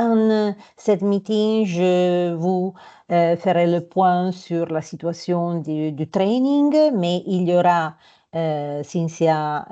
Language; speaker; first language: French; non-native, fluent; Italian